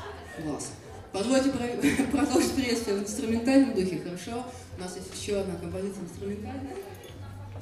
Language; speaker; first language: Russian; native; Russian